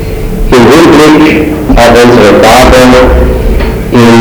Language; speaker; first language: German; native; German